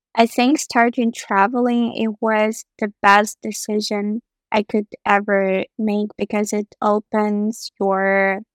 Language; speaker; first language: English; non-native, fluent; Russian